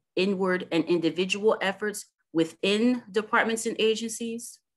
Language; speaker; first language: English; native; English